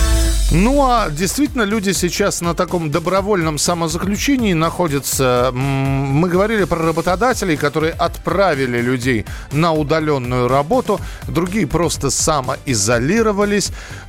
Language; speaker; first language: Russian; native; Russian